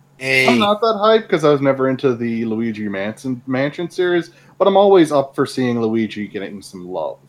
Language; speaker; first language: English; native; English